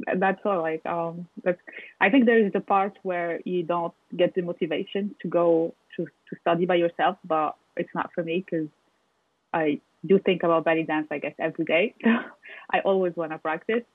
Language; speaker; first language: English; non-native, fluent; Arabic